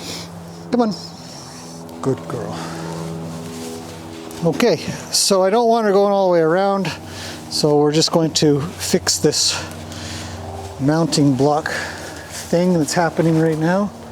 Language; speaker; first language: English; native; English